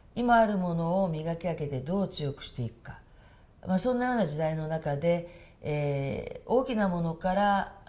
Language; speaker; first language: Japanese; native; Japanese